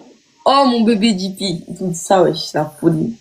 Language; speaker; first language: French; native; French